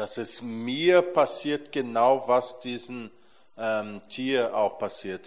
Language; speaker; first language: German; non-native, fluent; Portuguese